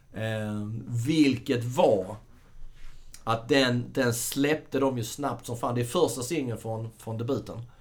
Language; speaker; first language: Swedish; native; Swedish